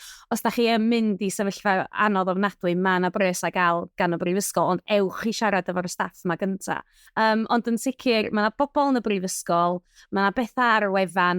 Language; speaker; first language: Welsh; native; Welsh